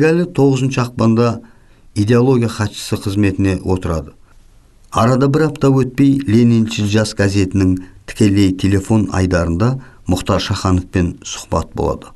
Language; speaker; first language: Kazakh; native; Kazakh